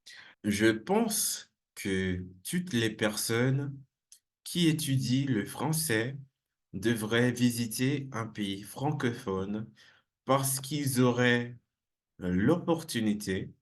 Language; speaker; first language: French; non-native, fluent; English